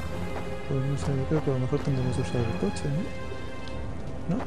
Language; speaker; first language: Spanish; native; Spanish